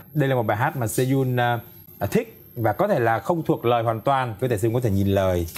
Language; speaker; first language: Vietnamese; native; Vietnamese